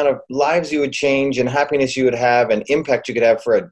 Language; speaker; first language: English; native; English